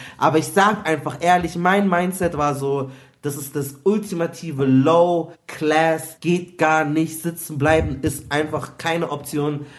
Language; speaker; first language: German; early bilingual, other home language; Igbo